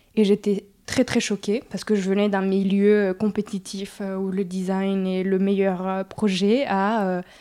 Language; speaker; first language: French; early bilingual, other home language; Spanish